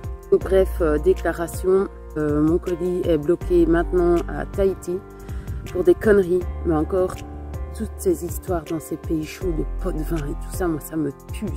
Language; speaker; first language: French; native; French